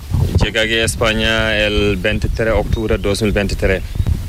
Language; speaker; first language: Spanish; non-native, learner; Fula